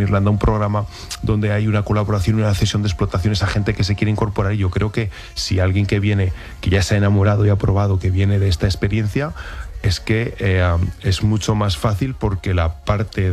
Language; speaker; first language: Spanish; native; Spanish